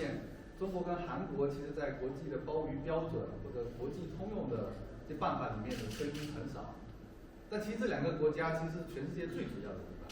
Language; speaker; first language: Chinese; native; Chinese